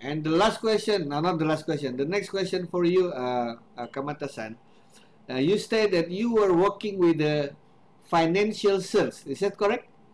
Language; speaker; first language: English; non-native, fluent; Indonesian